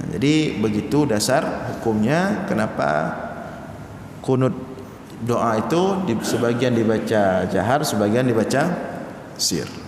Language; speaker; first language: Malay; non-native, local second language; Achinese